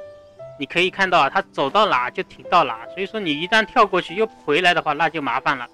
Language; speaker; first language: Chinese; native; Chinese